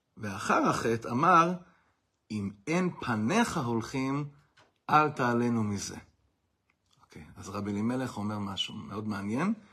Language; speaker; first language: Hebrew; non-native, fluent; English